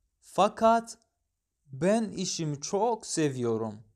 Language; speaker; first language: Turkish; non-native, fluent; Arabic